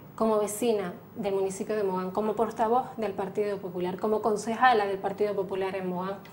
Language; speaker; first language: Spanish; native; Spanish